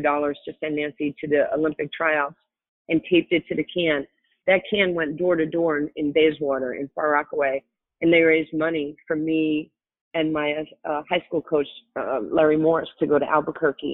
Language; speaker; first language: English; native; English